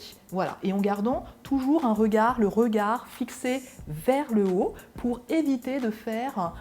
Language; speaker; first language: French; native; French